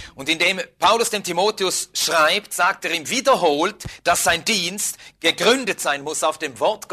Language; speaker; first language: German; native; German